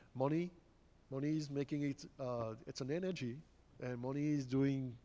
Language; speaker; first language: English; non-native, fluent; French